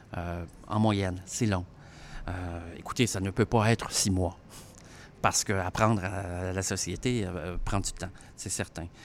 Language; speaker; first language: French; native; French